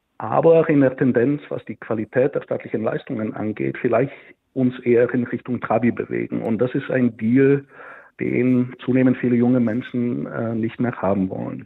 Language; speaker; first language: German; non-native, fluent; Bulgarian